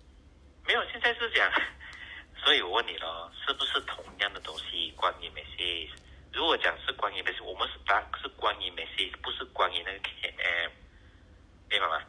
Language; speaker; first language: Chinese; native; Chinese